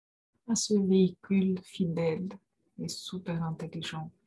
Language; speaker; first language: French; non-native, fluent; Romanian